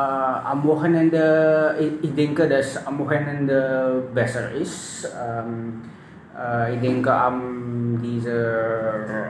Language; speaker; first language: German; non-native, learner; Indonesian